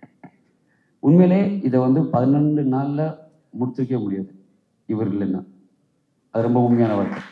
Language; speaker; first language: Tamil; native; Tamil